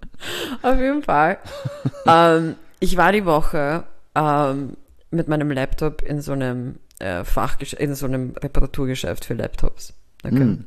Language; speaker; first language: German; native; German